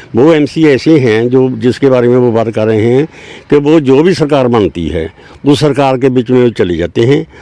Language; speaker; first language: Hindi; non-native, local second language; Punjabi